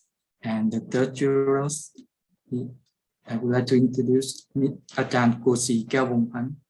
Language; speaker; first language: English; non-native, fluent; Lao